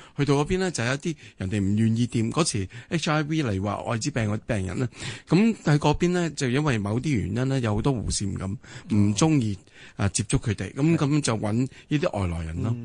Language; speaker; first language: Cantonese; native; Cantonese